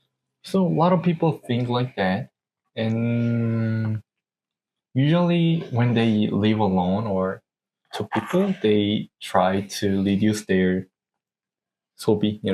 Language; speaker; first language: English; non-native, learner; Korean